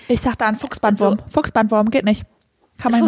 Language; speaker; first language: German; native; German